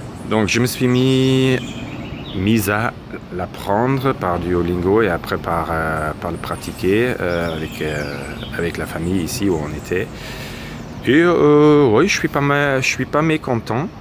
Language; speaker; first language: French; non-native, fluent; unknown